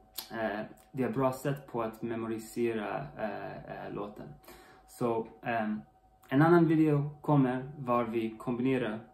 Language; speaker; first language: Swedish; non-native, learner; English